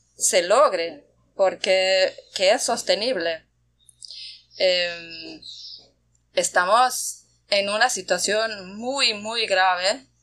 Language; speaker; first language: Spanish; non-native, fluent; German